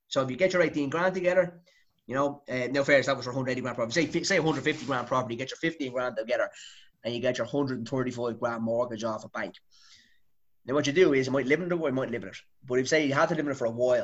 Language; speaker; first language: English; native; English